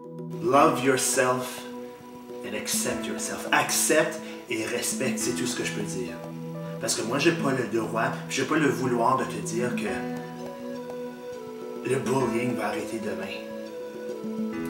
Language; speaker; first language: French; native; French